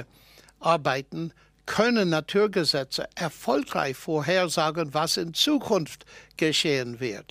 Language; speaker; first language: German; non-native, fluent; English